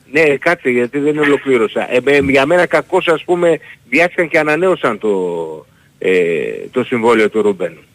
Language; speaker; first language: Greek; early bilingual, heritage; Greek